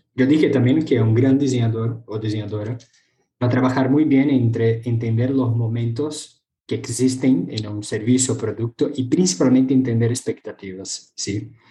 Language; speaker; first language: Spanish; non-native, fluent; Portuguese